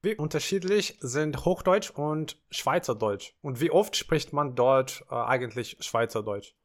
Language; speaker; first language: German; non-native, fluent; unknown